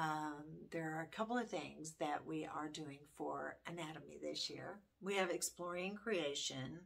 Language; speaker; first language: English; native; English